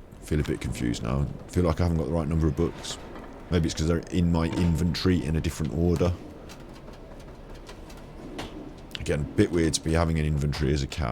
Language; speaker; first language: English; native; English